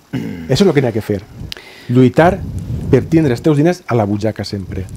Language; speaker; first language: Catalan; native; Catalan